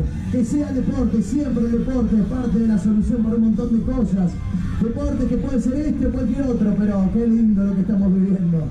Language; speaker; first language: Spanish; native; Spanish